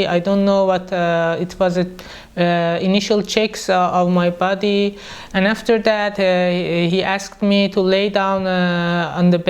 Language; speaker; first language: English; non-native, learner; Persian